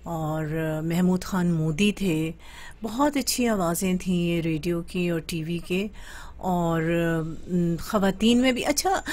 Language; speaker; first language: Urdu; native; Urdu